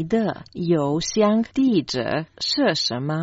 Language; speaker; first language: Chinese; non-native, learner; Croatian